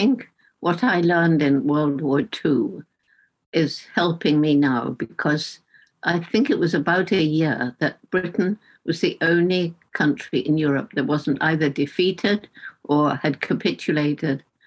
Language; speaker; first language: English; native; English